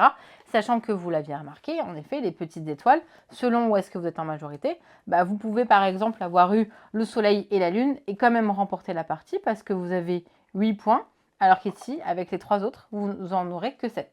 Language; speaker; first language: French; native; French